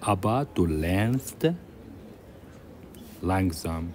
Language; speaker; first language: German; non-native, fluent; Persian